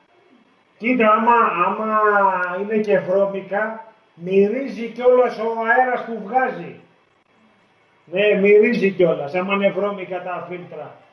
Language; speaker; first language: Greek; native; Greek